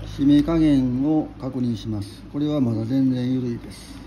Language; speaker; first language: Japanese; native; Japanese